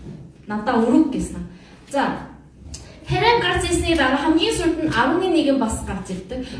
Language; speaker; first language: Mongolian; non-native, fluent; Korean